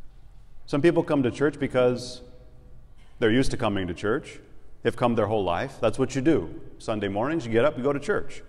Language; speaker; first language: English; native; English